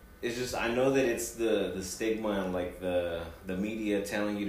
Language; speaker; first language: English; early bilingual, other home language; Spanish